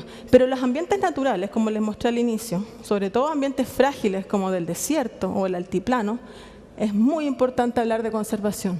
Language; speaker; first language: Spanish; native; Spanish